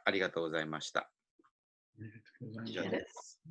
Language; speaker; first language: Japanese; native; Japanese